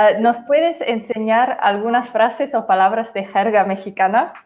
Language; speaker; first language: Spanish; non-native, fluent; English